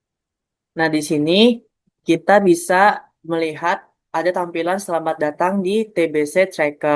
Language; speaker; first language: Indonesian; native; Indonesian